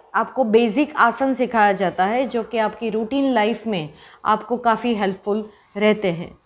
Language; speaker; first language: Hindi; non-native, local second language; Gujarati